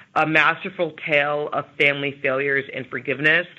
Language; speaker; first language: English; native; English